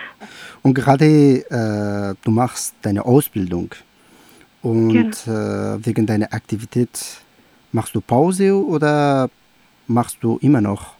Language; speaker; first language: German; non-native, learner; Persian